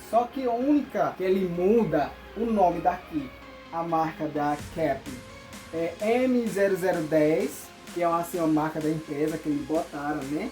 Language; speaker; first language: Portuguese; non-native, local second language; Ticuna